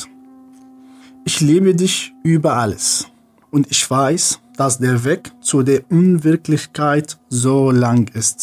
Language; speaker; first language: German; non-native, fluent; Arabic